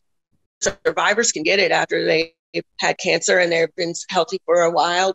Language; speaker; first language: English; native; English